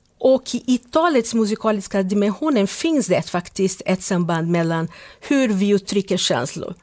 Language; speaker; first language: Swedish; non-native, fluent; Portuguese